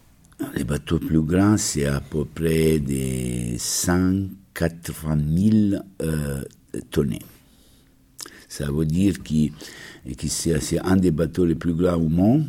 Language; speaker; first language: French; non-native, learner; Italian